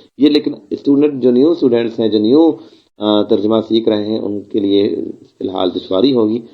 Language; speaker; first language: Urdu; non-native, local second language; Baluchi